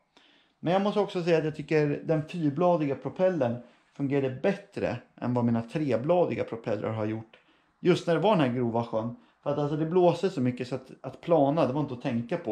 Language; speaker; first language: Swedish; native; Swedish